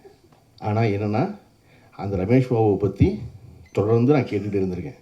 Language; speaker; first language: Tamil; native; Tamil